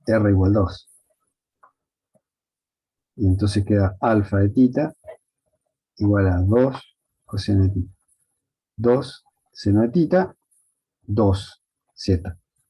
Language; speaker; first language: Spanish; native; Spanish